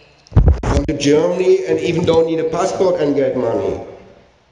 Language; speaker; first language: English; non-native, learner; German